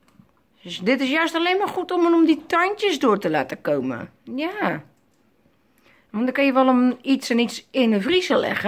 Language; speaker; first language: Dutch; native; Dutch